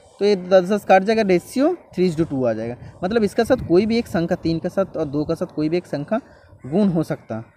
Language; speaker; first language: Hindi; non-native, local second language; Bangla